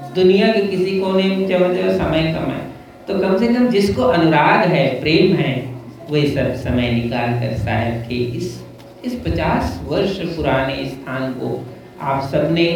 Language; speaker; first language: Hindi; native; Hindi